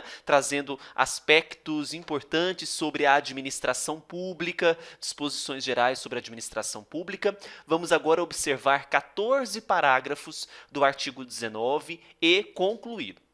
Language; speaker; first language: Portuguese; native; Portuguese